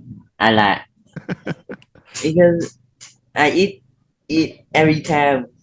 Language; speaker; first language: English; non-native, learner; Vietnamese